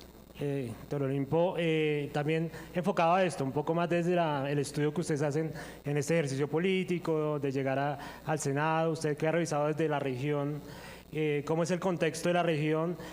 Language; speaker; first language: Spanish; native; Spanish